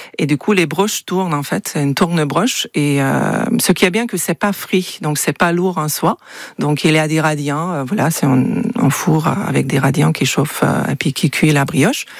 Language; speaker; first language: French; non-native, fluent; Hungarian